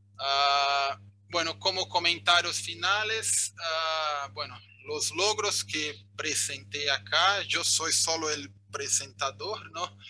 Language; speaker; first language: Spanish; non-native, fluent; Portuguese